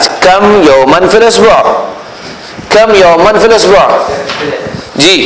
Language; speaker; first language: Arabic; non-native, fluent; Urdu